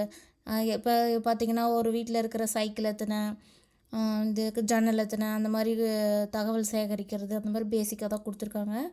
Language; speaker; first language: Tamil; native; Tamil